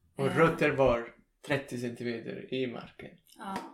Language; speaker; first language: Swedish; non-native, learner; Italian